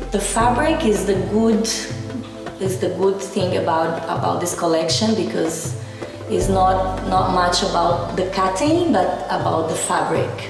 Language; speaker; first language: English; non-native, fluent; Portuguese